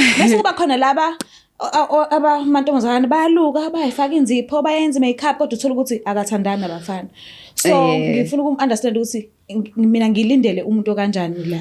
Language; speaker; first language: Zulu; native; Zulu